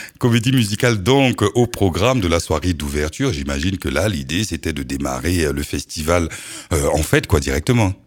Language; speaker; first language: French; native; French